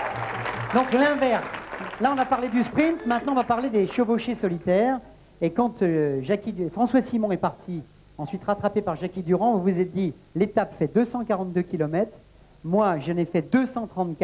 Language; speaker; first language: French; native; French